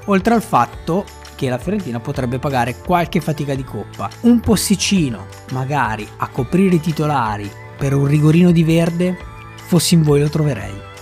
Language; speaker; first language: Italian; native; Italian